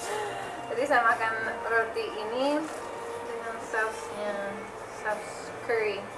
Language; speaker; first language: Indonesian; non-native, fluent; English